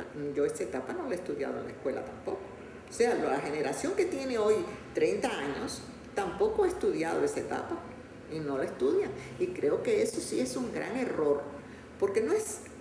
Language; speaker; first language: Spanish; native; Spanish